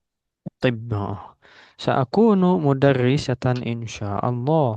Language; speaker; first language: Arabic; non-native, fluent; Indonesian